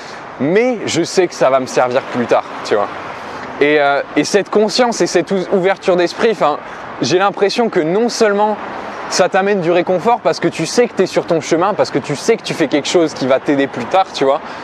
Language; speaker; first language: French; native; French